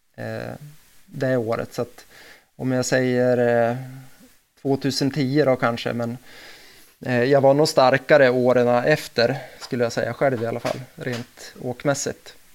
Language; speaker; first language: Swedish; native; Swedish